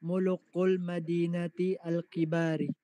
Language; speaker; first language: Arabic; non-native, learner; Filipino